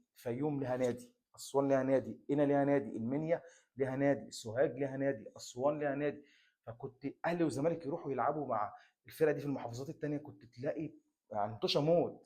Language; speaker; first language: Arabic; native; Arabic